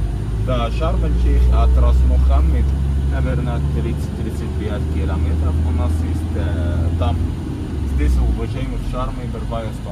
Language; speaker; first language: Russian; non-native, learner; Arabic